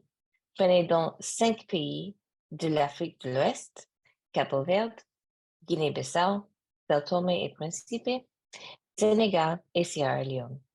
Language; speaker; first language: French; non-native, learner; English